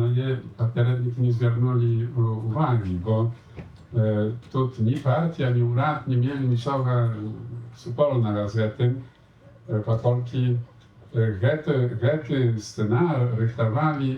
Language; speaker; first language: Polish; non-native, learner; Belarusian